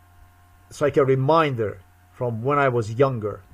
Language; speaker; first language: English; non-native, fluent; Slovenian